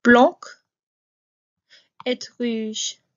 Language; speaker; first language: French; non-native, learner; English